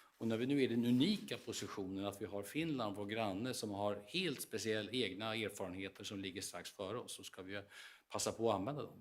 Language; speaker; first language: Swedish; native; Swedish